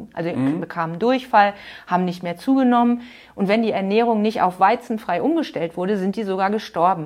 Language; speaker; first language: German; native; German